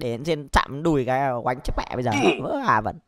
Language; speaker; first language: Vietnamese; native; Vietnamese